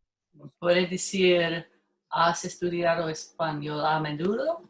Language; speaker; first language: Spanish; non-native, learner; English